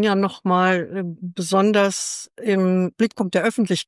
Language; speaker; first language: German; native; German